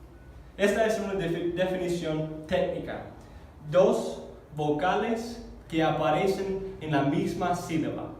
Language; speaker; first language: Spanish; non-native, fluent; English